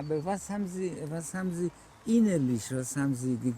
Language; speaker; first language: German; non-native, learner; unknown